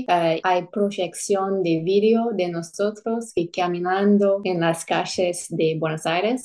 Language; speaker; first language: Spanish; non-native, fluent; English